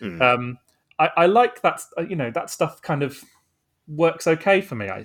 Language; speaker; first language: English; native; English